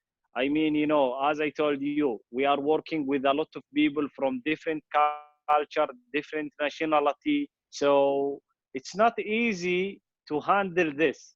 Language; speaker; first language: English; non-native, fluent; Arabic